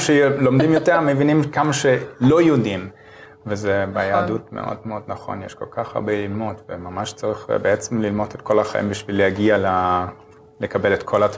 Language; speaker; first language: Hebrew; non-native, fluent; German